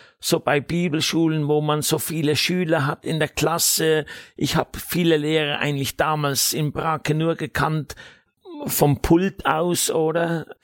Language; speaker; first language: German; native; German